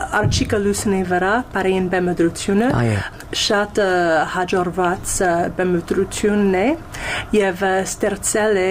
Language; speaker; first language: Armenian; non-native, fluent; English